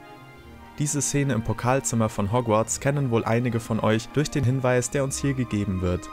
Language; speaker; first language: German; native; German